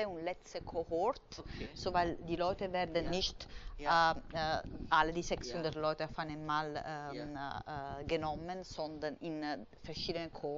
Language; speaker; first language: German; non-native, fluent; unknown